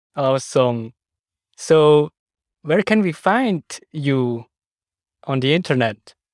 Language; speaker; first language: English; non-native, fluent; Swiss German